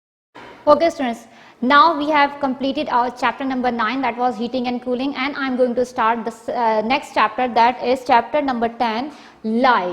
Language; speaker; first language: English; non-native, local second language; Urdu